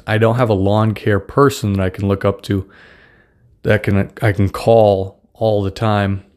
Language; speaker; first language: English; non-native, fluent; Russian